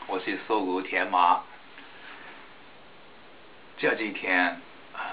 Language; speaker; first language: Chinese; non-native, fluent; Japanese